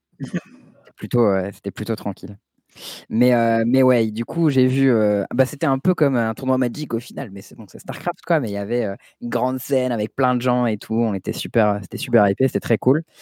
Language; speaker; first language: French; native; French